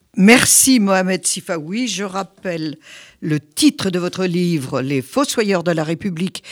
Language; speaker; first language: French; native; French